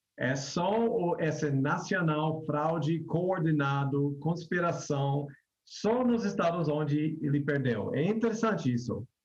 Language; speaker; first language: Portuguese; non-native, fluent; English